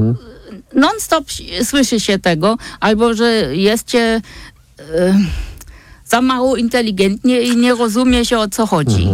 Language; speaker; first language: Polish; non-native, fluent; German